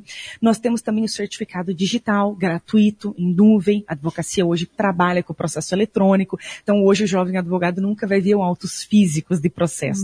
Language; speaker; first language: Portuguese; native; Portuguese